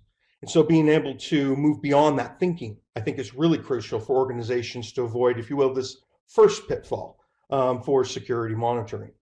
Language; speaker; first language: English; native; English